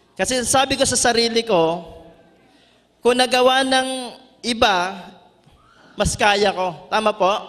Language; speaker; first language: Filipino; non-native, local second language; Bikol